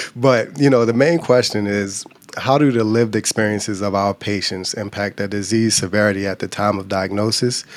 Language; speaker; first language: English; native; English